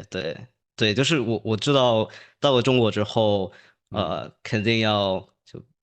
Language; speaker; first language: Chinese; early bilingual, heritage; English